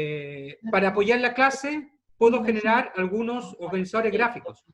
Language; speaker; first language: Spanish; native; Spanish